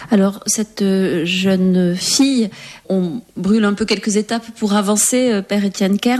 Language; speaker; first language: French; native; French